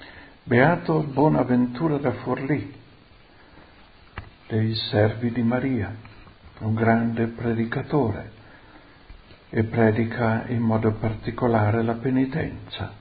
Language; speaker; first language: Italian; native; Italian